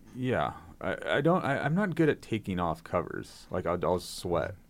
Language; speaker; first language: English; native; English